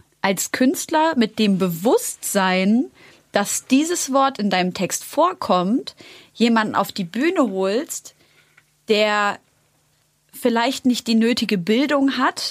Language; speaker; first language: German; native; German